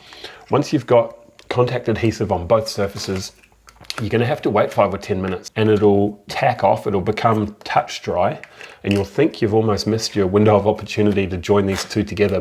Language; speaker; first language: English; native; English